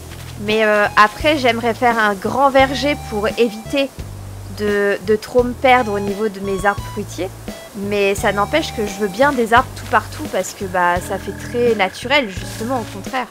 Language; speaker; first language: French; native; French